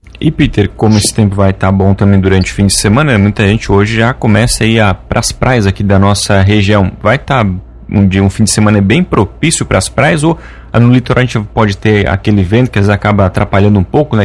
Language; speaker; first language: Portuguese; native; Portuguese